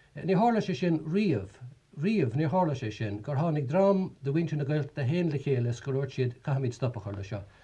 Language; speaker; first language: Irish; native; Irish